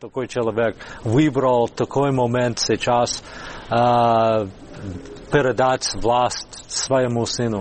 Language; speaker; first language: Russian; non-native, fluent; English